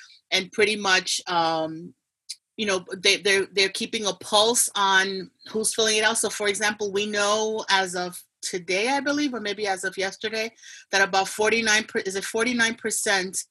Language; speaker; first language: English; native; English